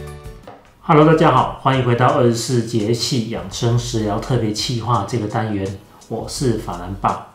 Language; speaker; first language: Chinese; native; Chinese